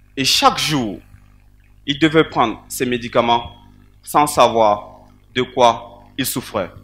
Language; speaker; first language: French; non-native, local second language; Mossi